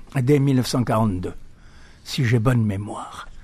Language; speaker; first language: French; native; French